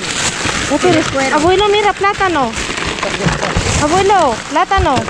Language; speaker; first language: Spanish; non-native, learner; Filipino